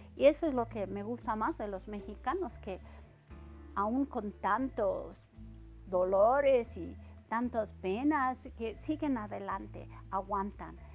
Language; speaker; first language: Spanish; early bilingual, heritage; Spanish